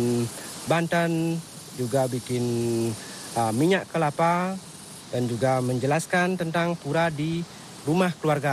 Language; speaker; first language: Indonesian; non-native, local second language; Balinese